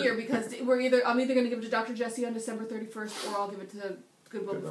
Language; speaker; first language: English; native; English